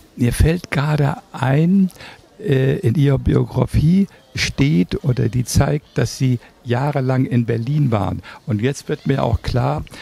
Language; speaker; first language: German; native; German